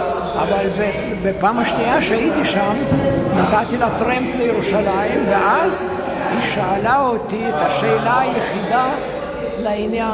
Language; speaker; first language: Hebrew; non-native, fluent; Yiddish